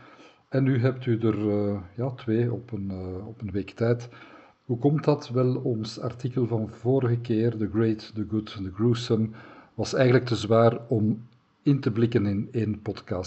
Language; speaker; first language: Dutch; native; Dutch